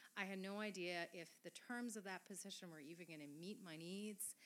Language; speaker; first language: English; non-native, fluent; French